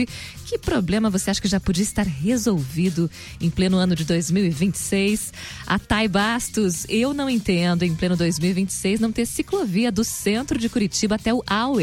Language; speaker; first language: Portuguese; native; Portuguese